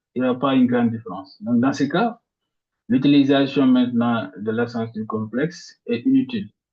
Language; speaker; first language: French; non-native, local second language; Arabic